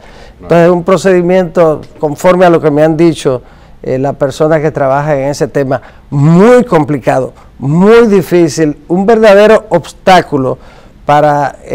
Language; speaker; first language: Spanish; native; Spanish